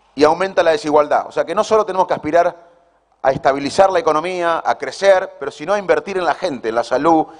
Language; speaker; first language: Spanish; native; Spanish